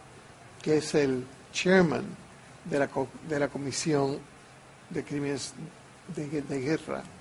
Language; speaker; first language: Spanish; non-native, fluent; English